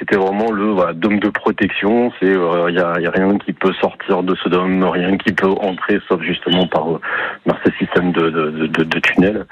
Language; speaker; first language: French; native; French